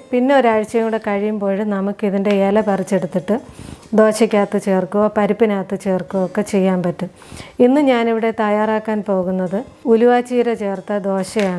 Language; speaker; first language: Malayalam; native; Malayalam